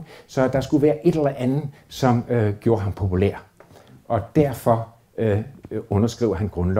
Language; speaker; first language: Danish; native; Danish